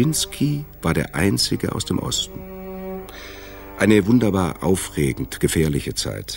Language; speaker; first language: German; native; German